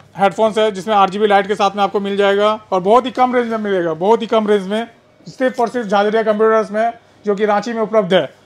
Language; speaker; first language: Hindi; native; Hindi